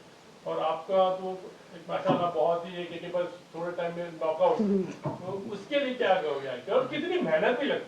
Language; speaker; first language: Hindi; native; Hindi